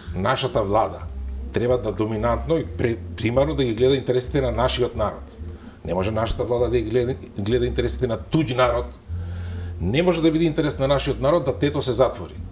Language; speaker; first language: Macedonian; native; Macedonian